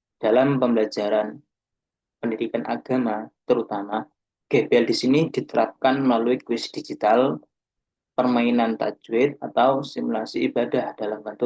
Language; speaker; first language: Indonesian; native; Indonesian